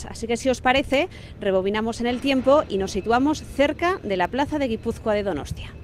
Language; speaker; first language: Spanish; native; Spanish